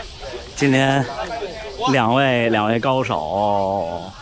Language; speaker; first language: Chinese; native; Chinese